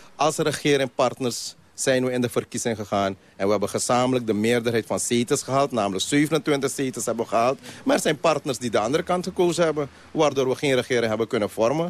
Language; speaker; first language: Dutch; non-native, local second language; Caribbean Hindustani